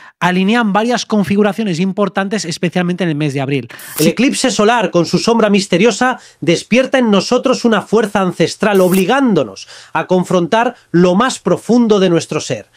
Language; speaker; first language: Spanish; native; Spanish